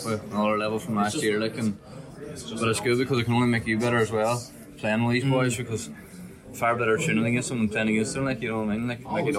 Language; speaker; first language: English; native; English